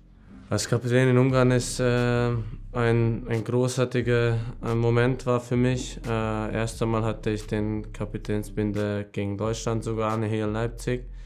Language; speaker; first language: German; non-native, fluent; Hungarian